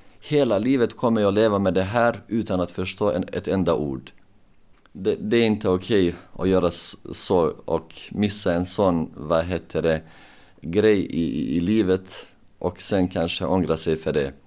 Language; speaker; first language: Swedish; non-native, local second language; Bosnian